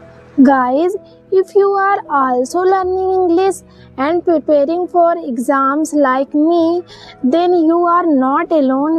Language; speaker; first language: English; non-native, learner; Hindi